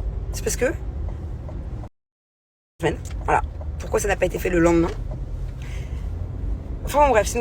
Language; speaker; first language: French; native; French